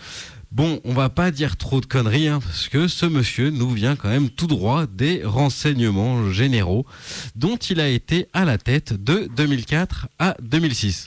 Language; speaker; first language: French; native; French